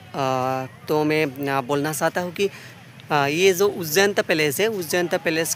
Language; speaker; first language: Hindi; non-native, local second language; Assamese